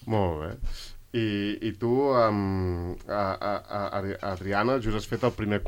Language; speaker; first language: Catalan; native; Catalan